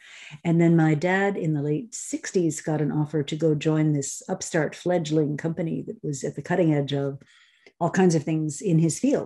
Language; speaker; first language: English; native; English